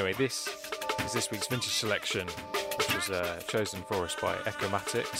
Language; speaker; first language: English; native; English